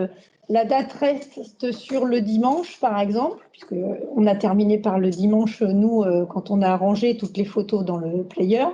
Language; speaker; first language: French; native; French